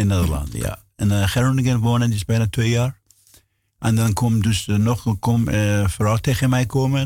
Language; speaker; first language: Dutch; non-native, learner; Persian